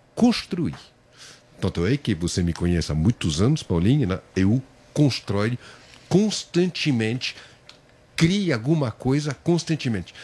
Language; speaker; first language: Portuguese; non-native, fluent; French